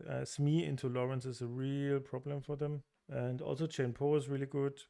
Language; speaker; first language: English; non-native, fluent; German